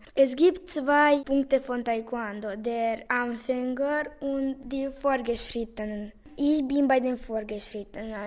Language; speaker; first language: German; non-native, local second language; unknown